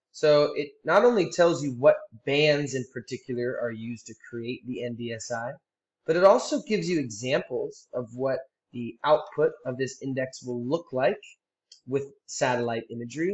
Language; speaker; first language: English; native; English